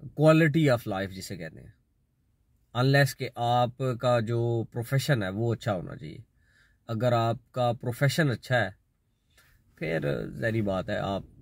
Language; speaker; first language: Urdu; non-native, local second language; Punjabi